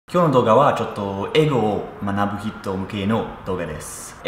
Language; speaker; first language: Japanese; non-native, fluent; English